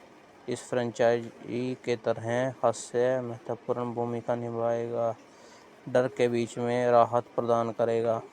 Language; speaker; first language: Hindi; native; Hindi